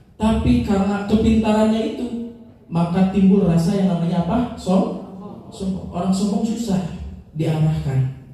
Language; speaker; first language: Indonesian; native; Indonesian